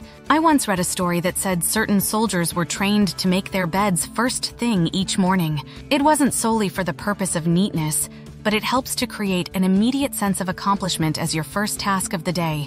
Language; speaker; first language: English; native; English